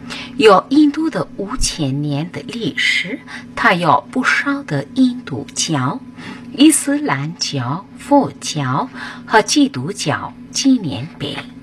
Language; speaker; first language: Chinese; non-native, fluent; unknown